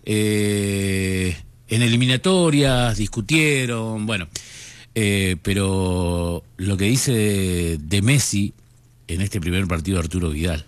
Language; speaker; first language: Spanish; native; Spanish